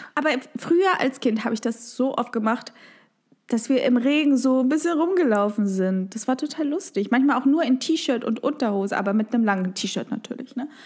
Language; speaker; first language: German; native; German